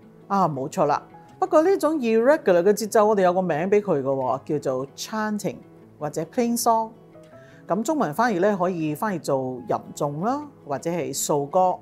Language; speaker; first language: Chinese; native; Chinese